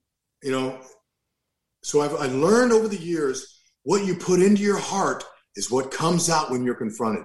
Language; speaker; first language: English; native; English